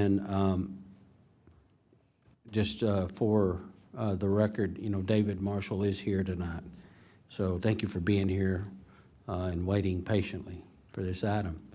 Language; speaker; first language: English; native; English